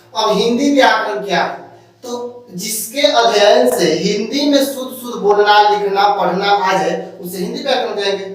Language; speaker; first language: Hindi; native; Hindi